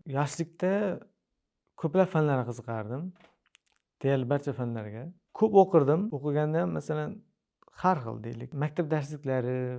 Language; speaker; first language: Uzbek; native; Uzbek